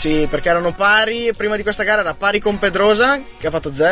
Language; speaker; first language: Italian; native; Italian